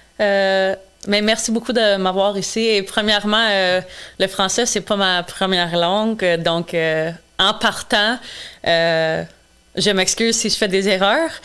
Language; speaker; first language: French; non-native, local second language; English